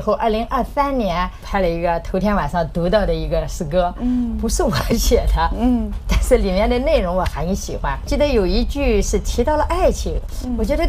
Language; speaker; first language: Chinese; native; Chinese